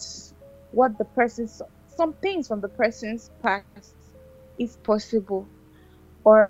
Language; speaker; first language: English; non-native, local second language; Igbo